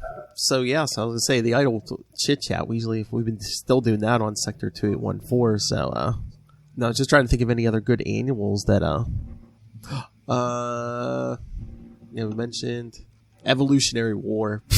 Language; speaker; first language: English; native; English